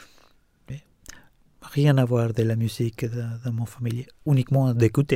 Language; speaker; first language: French; non-native, fluent; Spanish